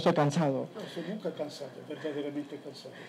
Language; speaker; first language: Spanish; non-native, fluent; Italian